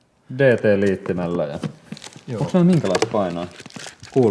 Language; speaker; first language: Finnish; native; Finnish